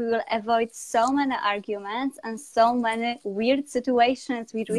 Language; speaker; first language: English; non-native, fluent; Polish